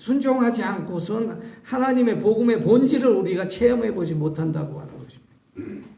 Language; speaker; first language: Korean; native; Korean